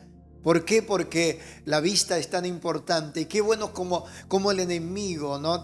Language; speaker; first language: Spanish; native; Spanish